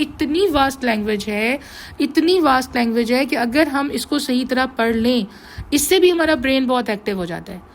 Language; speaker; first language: Urdu; native; Urdu